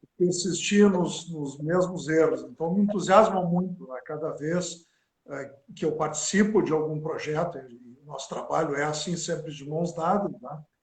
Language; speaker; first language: Portuguese; native; Portuguese